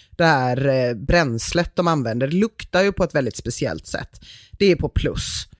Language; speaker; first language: Swedish; native; Swedish